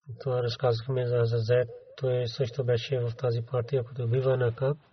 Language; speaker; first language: Bulgarian; non-native, learner; Urdu